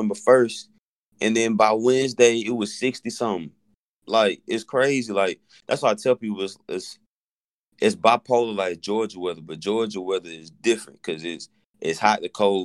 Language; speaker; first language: English; native; English